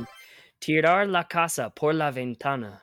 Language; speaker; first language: Spanish; non-native, fluent; English